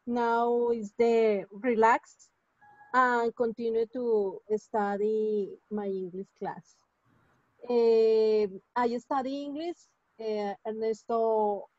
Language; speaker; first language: English; non-native, learner; Spanish